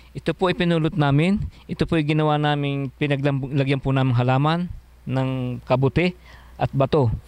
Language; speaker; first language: Filipino; native; Filipino